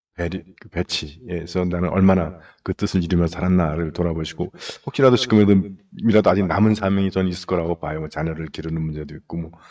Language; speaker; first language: Korean; native; Korean